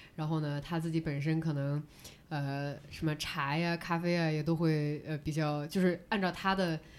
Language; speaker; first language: Chinese; native; Chinese